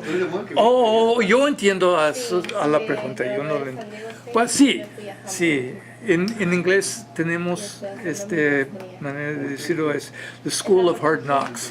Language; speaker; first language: Spanish; non-native, fluent; English